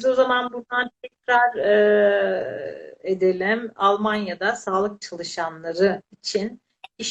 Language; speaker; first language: Turkish; native; Turkish